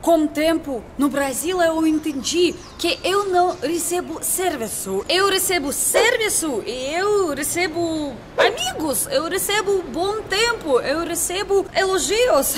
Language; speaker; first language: Portuguese; non-native, learner; Russian